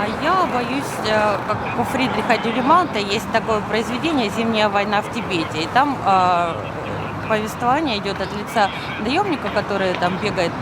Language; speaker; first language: Russian; native; Russian